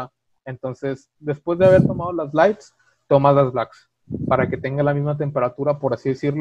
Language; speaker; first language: Spanish; native; Spanish